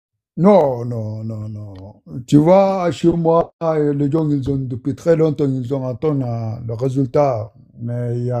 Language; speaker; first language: French; non-native, learner; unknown